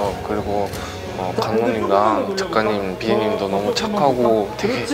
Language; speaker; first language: Korean; non-native, learner; Chinese